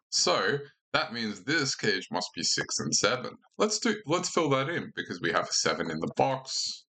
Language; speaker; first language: English; native; English